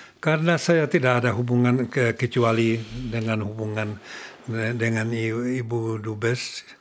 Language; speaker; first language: Indonesian; non-native, fluent; Czech